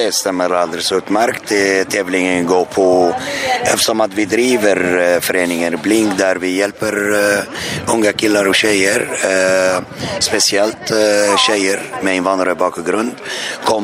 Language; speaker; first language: Swedish; non-native, fluent; Arabic